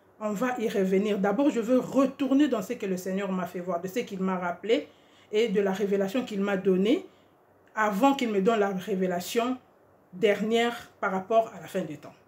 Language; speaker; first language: French; non-native, local second language; Lingala